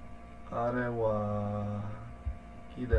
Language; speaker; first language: Japanese; non-native, learner; English